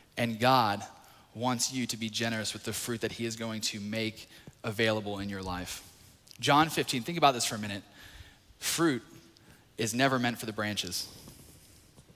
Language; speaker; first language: English; native; English